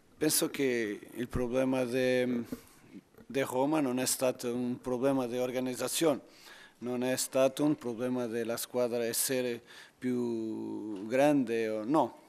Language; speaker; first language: Italian; non-native, learner; Portuguese